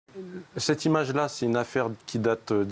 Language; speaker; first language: French; native; French